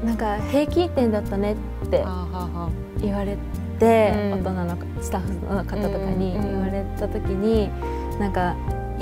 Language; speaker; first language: Japanese; native; Japanese